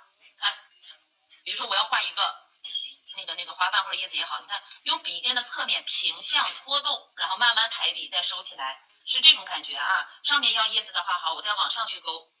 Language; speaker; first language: Chinese; native; Chinese